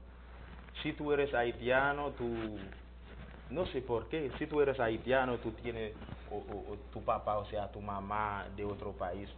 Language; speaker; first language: Spanish; non-native, learner; Haitian Creole